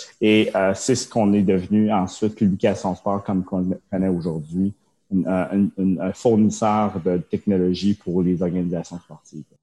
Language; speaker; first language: French; early bilingual, other home language; Japanese